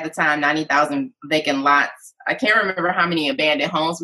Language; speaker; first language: English; native; English